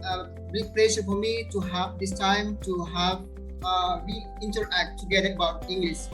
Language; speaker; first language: English; non-native, fluent; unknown